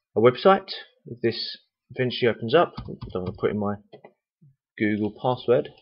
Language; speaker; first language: English; native; English